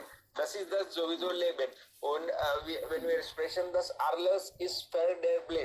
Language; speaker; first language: German; non-native, learner; Hindi